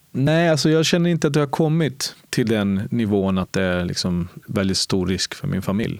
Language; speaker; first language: Swedish; early bilingual, other home language; Spanish